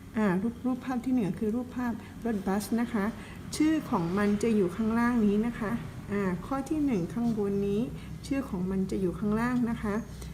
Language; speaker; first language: Thai; non-native, local second language; Pattani Malay